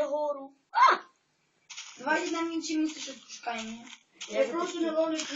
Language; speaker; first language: Ukrainian; native; Ukrainian